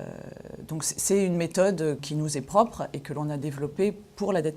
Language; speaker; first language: French; native; French